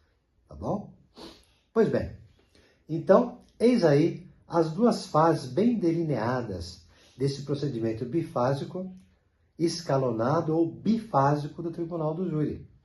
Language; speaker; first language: Portuguese; native; Portuguese